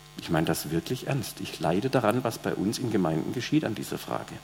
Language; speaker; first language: German; native; German